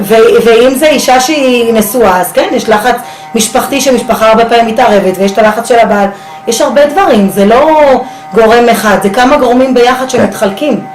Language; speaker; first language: Hebrew; native; Hebrew